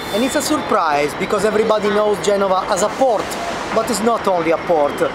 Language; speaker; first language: English; non-native, learner; Italian